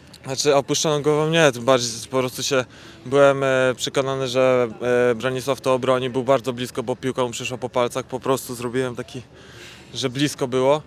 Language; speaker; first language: Polish; native; Polish